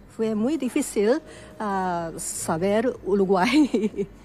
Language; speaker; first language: Spanish; non-native, learner; Japanese